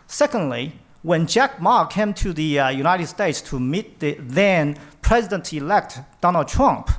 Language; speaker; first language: English; non-native, fluent; Chinese